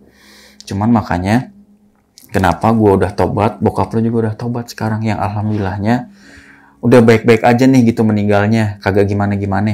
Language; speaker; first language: Indonesian; native; Indonesian